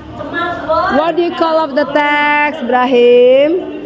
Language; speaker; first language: English; non-native, fluent; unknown